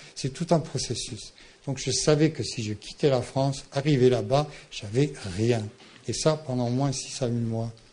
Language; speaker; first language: French; non-native, fluent; English